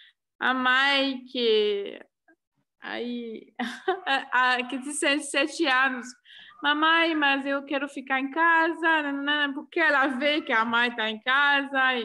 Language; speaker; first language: Portuguese; non-native, fluent; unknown